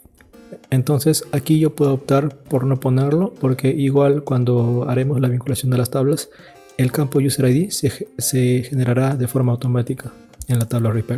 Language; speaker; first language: Spanish; native; Spanish